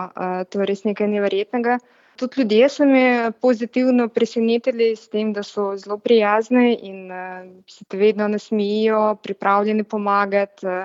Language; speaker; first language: Slovenian; non-native, fluent; Russian